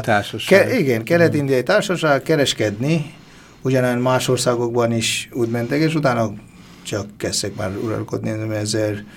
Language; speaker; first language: Hungarian; non-native, fluent; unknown